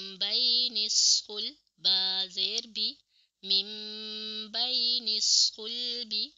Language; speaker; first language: Urdu; native; Urdu